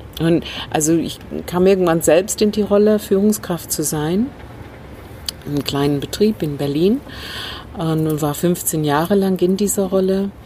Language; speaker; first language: German; non-native, fluent; English